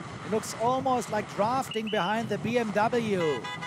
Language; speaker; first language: English; non-native, fluent; German